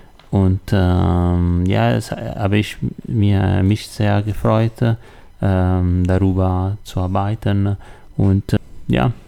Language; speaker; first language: German; non-native, learner; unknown